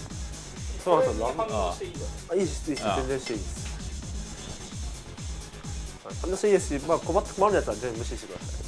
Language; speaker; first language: Japanese; native; Japanese